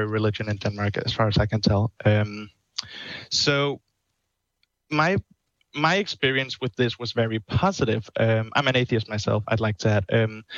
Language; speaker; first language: English; non-native, fluent; Danish